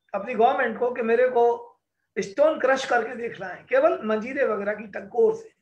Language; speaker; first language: Hindi; native; Hindi